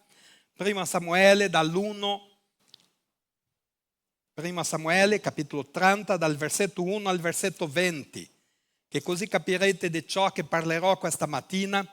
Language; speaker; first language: Italian; non-native, fluent; Portuguese